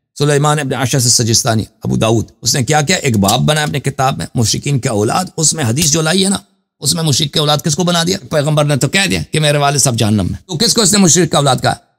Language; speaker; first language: Urdu; non-native, fluent; Persian